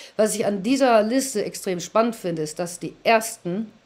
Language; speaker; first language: German; native; German